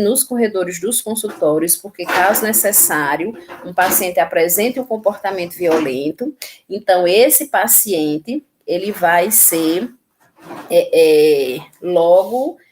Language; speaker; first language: Portuguese; native; Portuguese